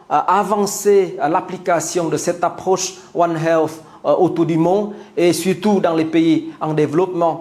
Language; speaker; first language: French; non-native, fluent; Vietnamese